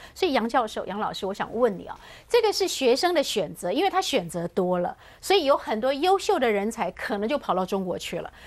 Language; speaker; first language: Chinese; native; Chinese